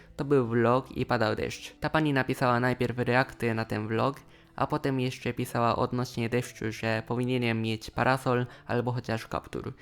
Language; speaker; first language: Polish; non-native, fluent; Japanese